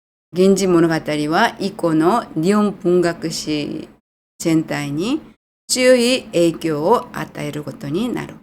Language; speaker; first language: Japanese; non-native, fluent; Korean